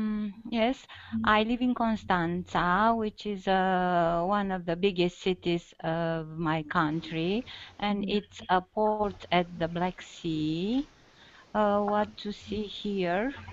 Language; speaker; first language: English; non-native, learner; Romanian